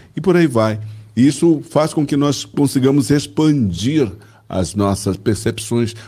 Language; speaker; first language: Portuguese; native; Portuguese